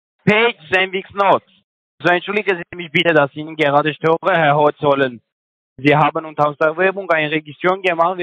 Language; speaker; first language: German; non-native, learner; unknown